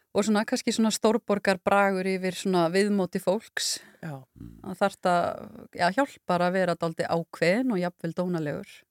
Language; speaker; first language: Icelandic; native; Icelandic